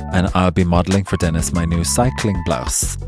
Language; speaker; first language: English; native; English